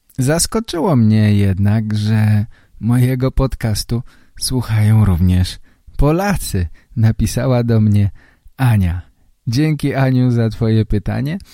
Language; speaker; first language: Polish; native; Polish